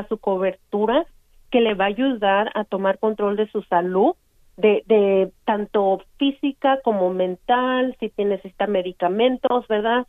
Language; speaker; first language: Spanish; native; Spanish